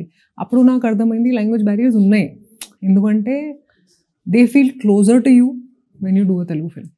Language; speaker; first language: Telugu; non-native, local second language; Hindi